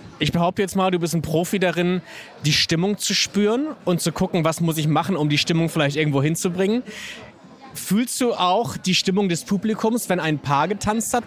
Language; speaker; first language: German; native; German